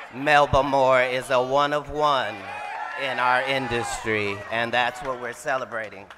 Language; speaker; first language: English; native; English